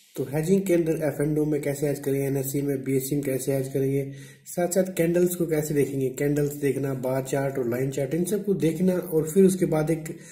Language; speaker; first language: Hindi; native; Hindi